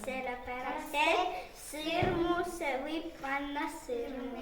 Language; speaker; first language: Estonian; non-native, local second language; Russian